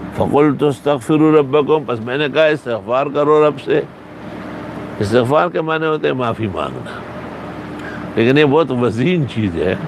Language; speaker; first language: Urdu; non-native, local second language; Pashto